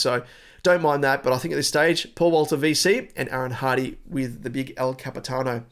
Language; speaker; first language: English; native; English